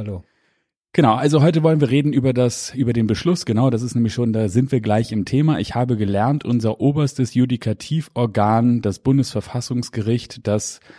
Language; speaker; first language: German; native; German